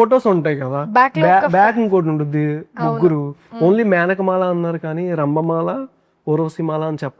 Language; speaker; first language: Telugu; native; Telugu